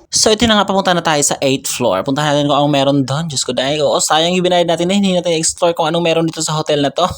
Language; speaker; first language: Filipino; native; Filipino